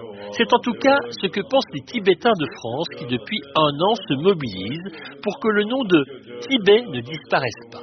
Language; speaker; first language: French; native; French